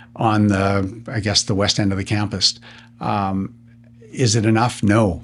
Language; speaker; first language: English; native; English